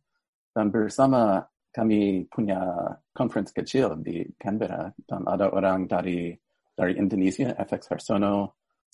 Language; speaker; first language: Indonesian; non-native, fluent; English